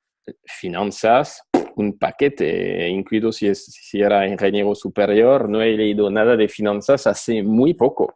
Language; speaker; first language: Spanish; non-native, fluent; French